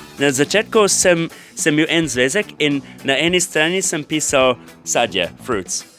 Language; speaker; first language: Slovenian; non-native, fluent; English